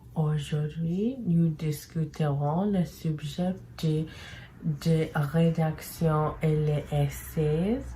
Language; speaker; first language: French; non-native, learner; English